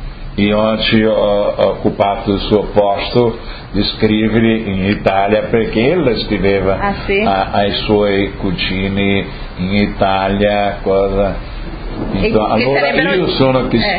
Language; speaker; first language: Italian; early bilingual, heritage; Portuguese